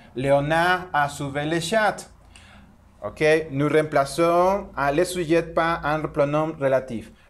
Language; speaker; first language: French; non-native, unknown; Spanish